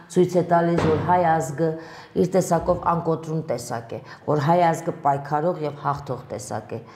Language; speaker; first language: Armenian; native; Armenian